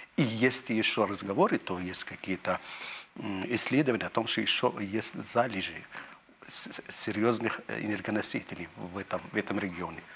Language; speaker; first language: Russian; non-native, fluent; Arabic